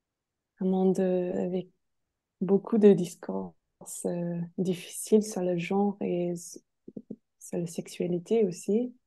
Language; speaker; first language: French; non-native, fluent; English